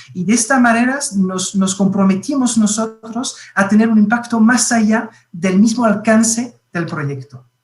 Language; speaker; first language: Spanish; non-native, fluent; French